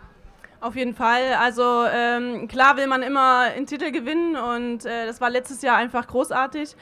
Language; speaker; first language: German; native; German